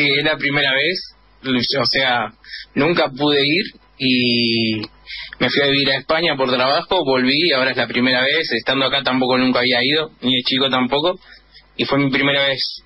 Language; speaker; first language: Spanish; native; Spanish